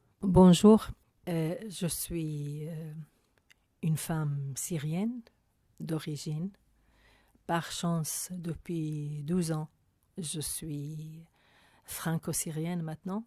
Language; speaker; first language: French; non-native, fluent; Arabic